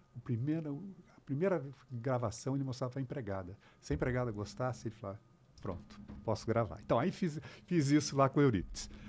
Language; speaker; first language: Portuguese; native; Portuguese